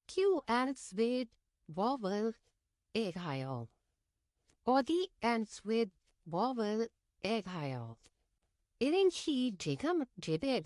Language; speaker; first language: Korean; non-native, fluent; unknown